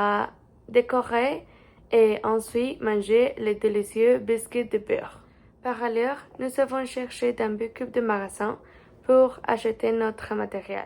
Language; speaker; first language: French; non-native, learner; Spanish